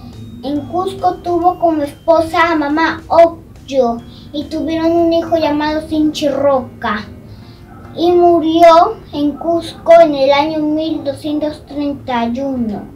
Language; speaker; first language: Spanish; native; Spanish